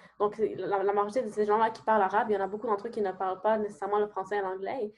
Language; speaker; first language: French; early bilingual, other home language; Arabic